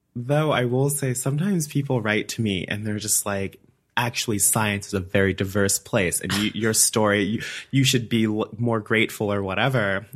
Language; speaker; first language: English; native; English